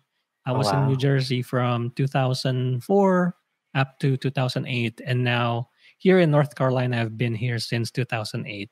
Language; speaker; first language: English; non-native, local second language; Filipino